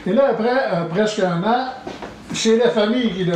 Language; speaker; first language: French; native; French